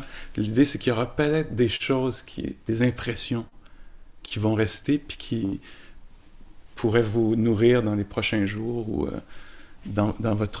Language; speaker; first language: French; native; French